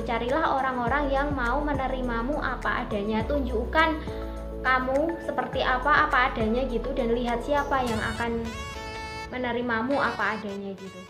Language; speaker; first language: Indonesian; native; Indonesian